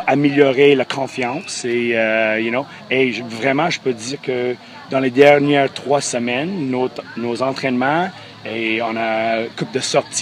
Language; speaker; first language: French; non-native, fluent; English